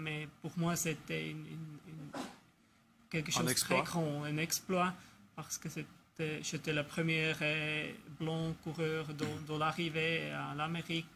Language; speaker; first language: French; non-native, local second language; German